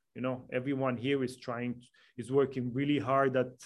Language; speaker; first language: English; non-native, fluent; Romanian